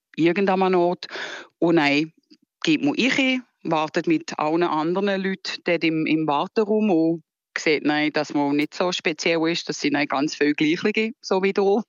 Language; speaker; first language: German; native; German